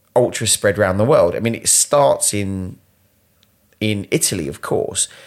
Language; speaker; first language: English; native; English